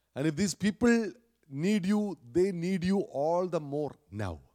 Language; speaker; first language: English; non-native, local second language; Malayalam